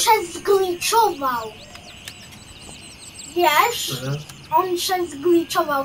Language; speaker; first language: Polish; early bilingual, heritage; Polish